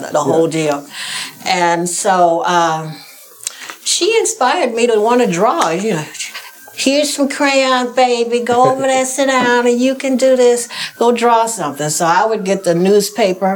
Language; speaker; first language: English; native; English